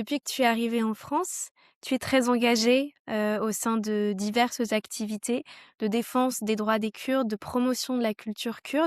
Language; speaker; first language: French; native; French